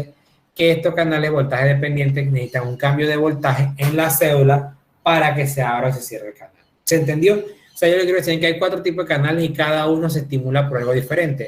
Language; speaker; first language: Spanish; native; Spanish